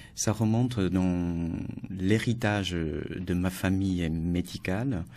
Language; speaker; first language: French; non-native, fluent; Chinese